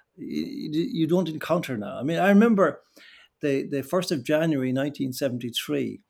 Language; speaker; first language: English; native; English